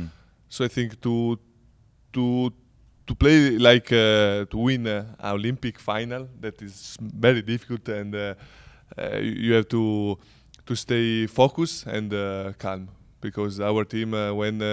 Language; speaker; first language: English; non-native, learner; Italian